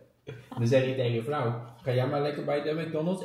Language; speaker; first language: Dutch; native; Dutch